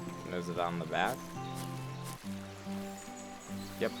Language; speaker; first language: English; native; English